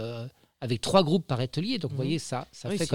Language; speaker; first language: French; native; French